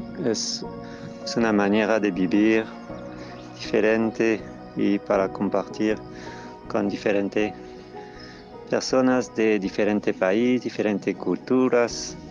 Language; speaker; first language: Spanish; non-native, learner; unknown